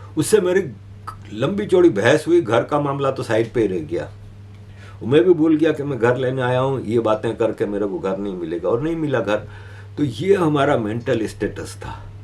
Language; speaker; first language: Hindi; native; Hindi